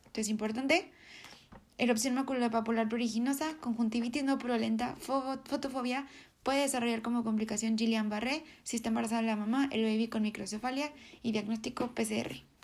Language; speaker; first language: Spanish; native; Spanish